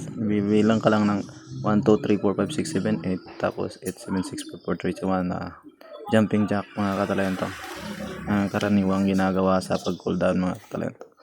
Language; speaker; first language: Filipino; non-native, local second language; Cebuano